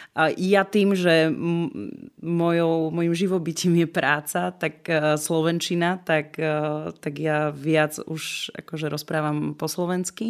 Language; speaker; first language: Slovak; native; Slovak